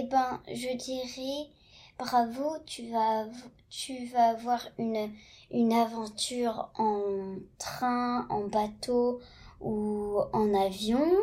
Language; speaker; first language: French; early bilingual, heritage; French